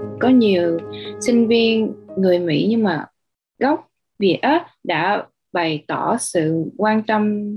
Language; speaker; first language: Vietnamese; early bilingual, heritage; Vietnamese